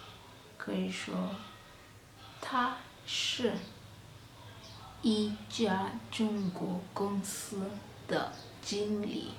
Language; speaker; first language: Chinese; non-native, fluent; Kalenjin